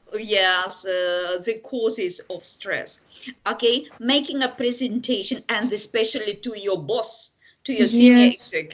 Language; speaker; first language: English; non-native, fluent; Russian